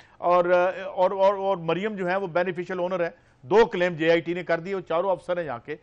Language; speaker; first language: Urdu; non-native, local second language; Punjabi